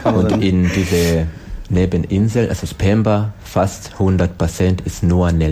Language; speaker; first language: German; non-native, learner; Swahili